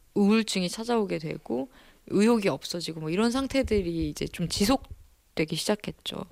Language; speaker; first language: Korean; native; Korean